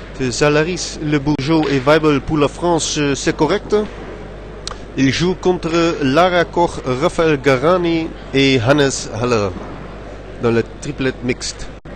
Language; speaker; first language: French; non-native, learner; Dutch